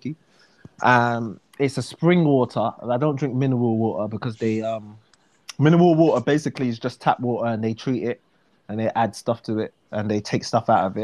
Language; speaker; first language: English; native; English